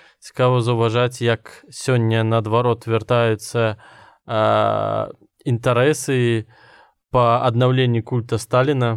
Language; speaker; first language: Belarusian; non-native, local second language; Russian